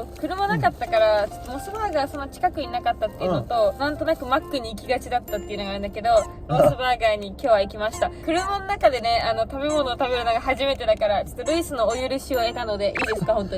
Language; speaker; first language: Japanese; native; Japanese